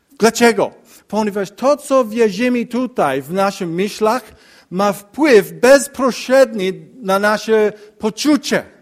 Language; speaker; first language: Polish; non-native, learner; English